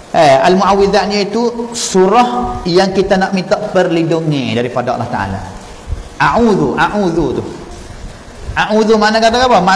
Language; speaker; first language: Malay; native; Malay